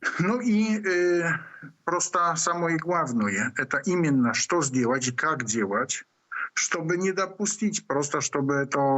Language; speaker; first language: Polish; non-native, learner; Russian